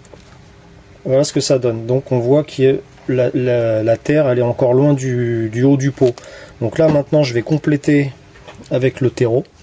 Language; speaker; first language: French; native; French